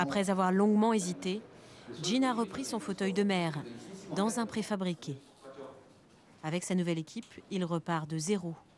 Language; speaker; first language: French; native; French